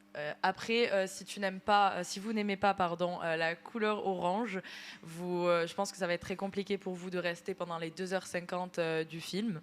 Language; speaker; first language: French; native; French